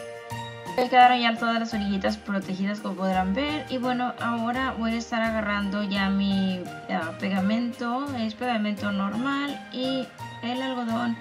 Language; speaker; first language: Spanish; native; Spanish